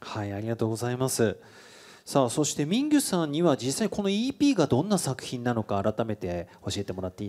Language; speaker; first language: Japanese; native; Japanese